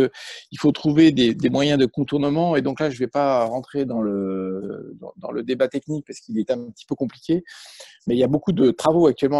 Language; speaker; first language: French; native; French